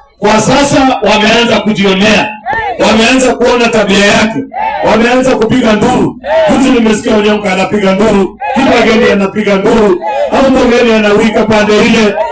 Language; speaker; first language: Swahili; non-native, local second language; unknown